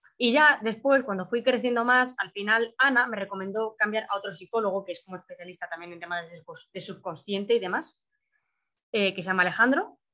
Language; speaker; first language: Spanish; native; Spanish